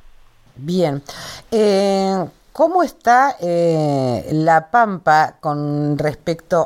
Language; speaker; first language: Spanish; native; Spanish